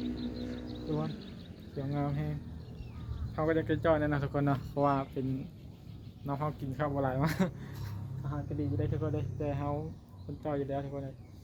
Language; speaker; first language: Thai; non-native, local second language; Northeastern Thai